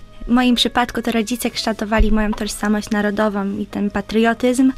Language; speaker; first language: Polish; early bilingual, heritage; Polish